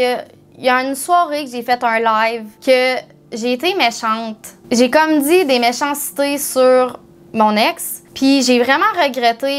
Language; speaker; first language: French; native; French